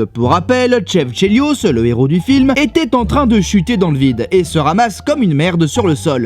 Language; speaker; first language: French; native; French